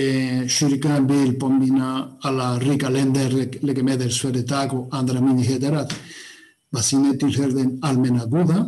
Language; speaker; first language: Swedish; non-native, fluent; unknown